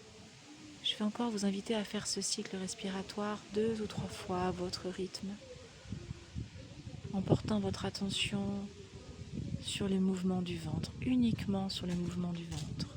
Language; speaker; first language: French; native; French